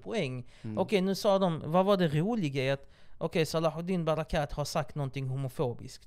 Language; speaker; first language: Swedish; native; Swedish